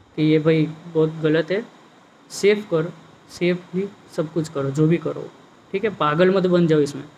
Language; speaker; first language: Hindi; non-native, local second language; Gujarati